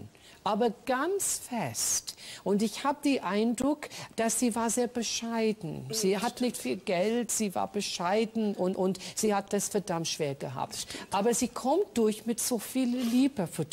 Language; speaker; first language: German; non-native, fluent; English